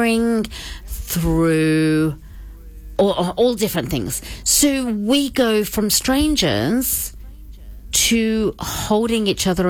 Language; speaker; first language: English; native; English